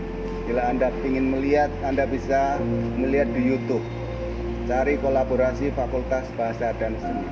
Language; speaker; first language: Indonesian; non-native, local second language; Javanese